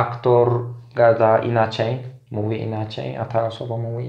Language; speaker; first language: Polish; non-native, fluent; Turkish